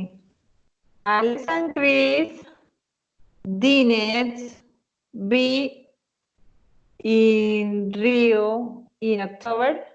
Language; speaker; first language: English; non-native, learner; Spanish